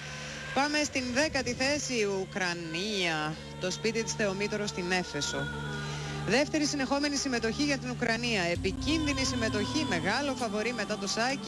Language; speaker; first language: Greek; native; Greek